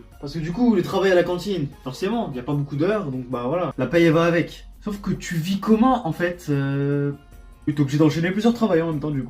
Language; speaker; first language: French; native; French